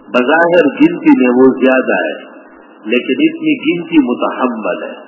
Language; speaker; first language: Urdu; non-native, local second language; Pashto